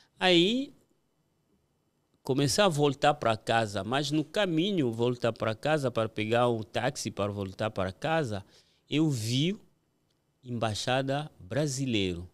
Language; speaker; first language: Portuguese; non-native, fluent; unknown